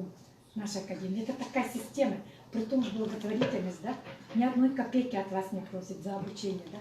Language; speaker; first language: Russian; native; Russian